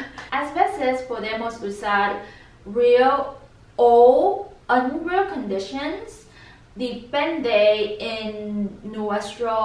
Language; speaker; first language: Spanish; non-native, learner; English